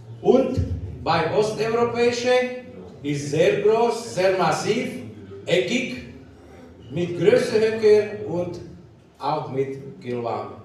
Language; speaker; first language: German; non-native, learner; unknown